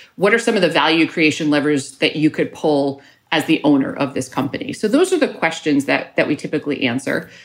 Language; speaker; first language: English; native; English